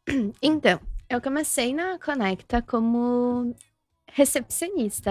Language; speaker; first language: Portuguese; native; Portuguese